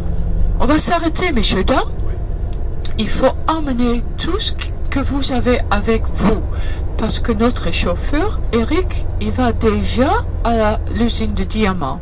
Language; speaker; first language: French; early bilingual, heritage; Dutch